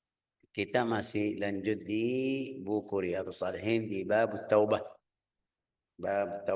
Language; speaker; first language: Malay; non-native, fluent; Arabic